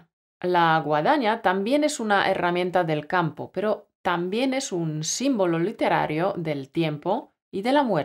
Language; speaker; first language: Spanish; native; Spanish